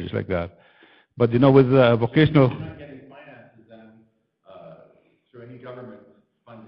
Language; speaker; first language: English; native; English